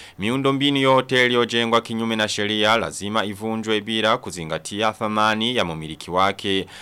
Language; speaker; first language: Swahili; non-native, local second language; Rundi